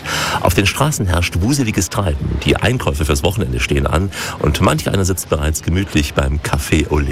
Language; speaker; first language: German; native; German